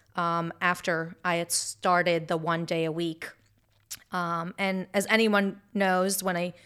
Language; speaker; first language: English; early bilingual, other home language; Hebrew